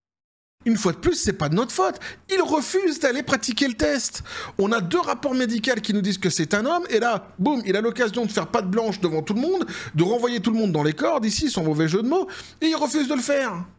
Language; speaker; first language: French; native; French